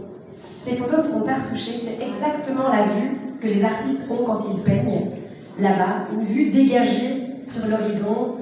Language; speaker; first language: French; native; French